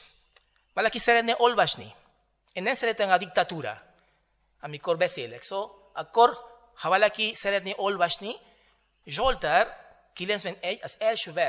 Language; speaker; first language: Hungarian; non-native, learner; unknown